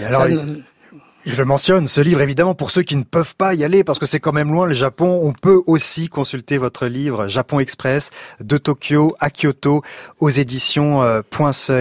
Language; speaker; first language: French; native; French